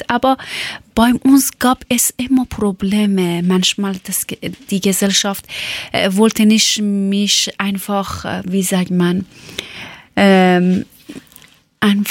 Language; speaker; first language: German; non-native, learner; Persian